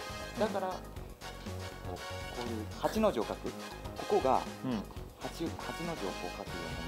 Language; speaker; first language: Japanese; native; Japanese